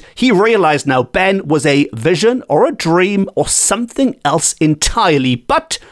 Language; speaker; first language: English; native; English